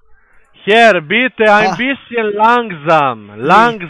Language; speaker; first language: German; non-native, learner; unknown